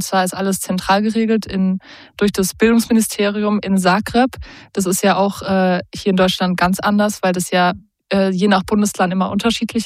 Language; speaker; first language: German; native; German